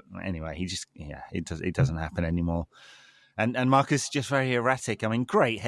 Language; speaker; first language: English; native; English